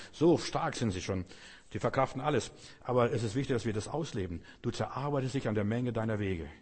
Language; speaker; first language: German; non-native, fluent; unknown